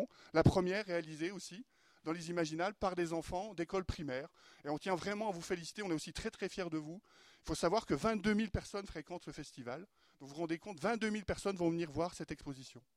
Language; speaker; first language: French; native; French